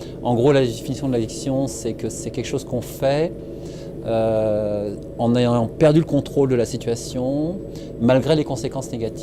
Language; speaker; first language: French; native; French